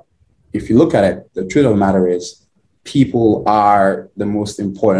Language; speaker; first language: English; non-native, local second language; Igbo